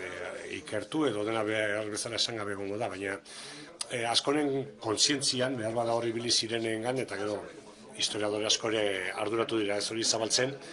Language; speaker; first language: Basque; native; Basque